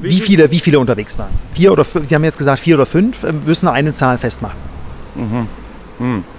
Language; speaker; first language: German; native; German